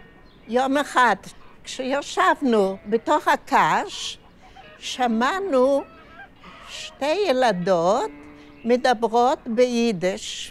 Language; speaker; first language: Hebrew; non-native, fluent; Yiddish